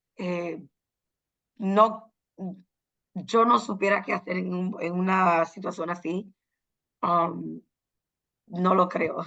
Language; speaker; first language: Spanish; early bilingual, heritage; Spanish